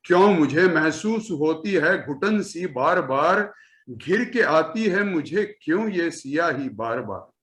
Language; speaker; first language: Hindi; non-native, local second language; Marathi